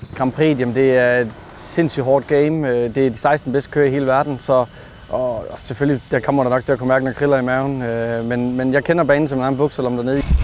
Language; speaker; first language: Danish; native; Danish